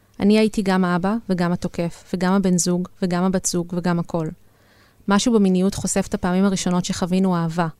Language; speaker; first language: Hebrew; native; Hebrew